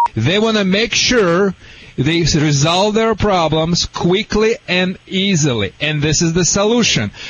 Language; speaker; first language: English; non-native, fluent; Russian